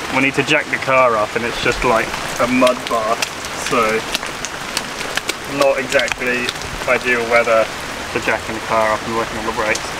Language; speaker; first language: English; native; English